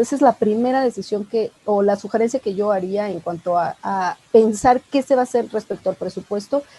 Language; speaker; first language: Spanish; native; Spanish